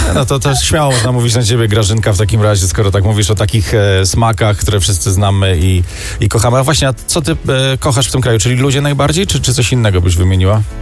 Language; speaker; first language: Polish; native; Polish